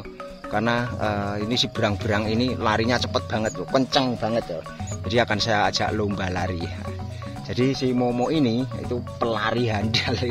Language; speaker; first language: Indonesian; non-native, local second language; Javanese